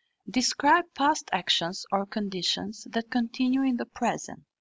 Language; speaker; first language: English; non-native, fluent; Albanian